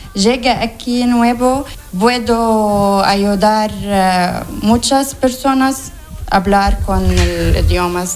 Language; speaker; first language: Spanish; non-native, learner; Arabic